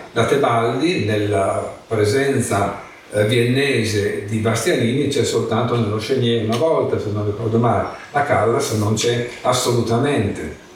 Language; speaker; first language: Italian; native; Italian